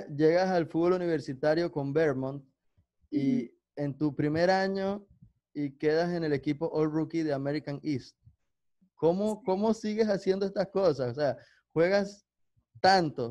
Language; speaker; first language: Spanish; native; Spanish